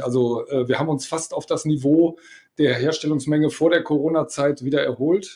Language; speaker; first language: German; native; German